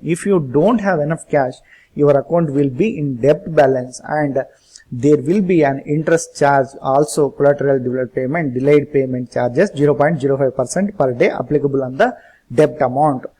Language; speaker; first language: English; non-native, local second language; Telugu